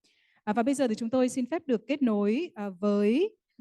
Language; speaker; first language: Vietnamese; native; Vietnamese